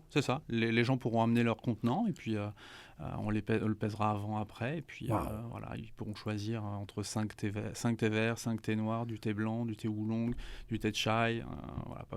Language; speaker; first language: French; native; French